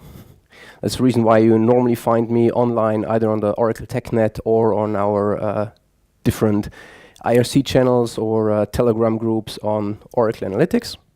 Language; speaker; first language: English; non-native, fluent; German